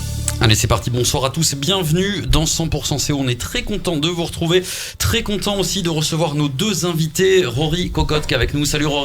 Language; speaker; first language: French; native; French